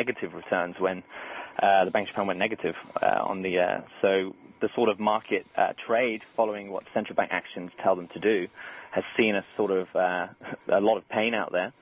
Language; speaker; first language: English; native; English